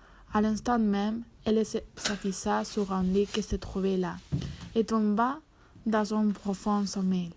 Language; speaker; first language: French; non-native, learner; Spanish